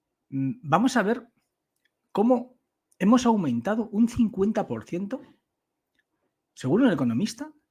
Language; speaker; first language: Spanish; native; Spanish